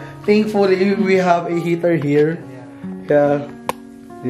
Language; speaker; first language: English; non-native, learner; Filipino